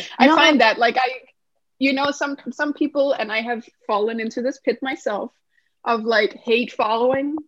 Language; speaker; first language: English; non-native, fluent; Danish